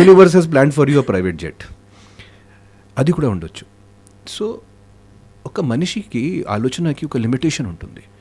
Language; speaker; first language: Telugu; non-native, fluent; Hindi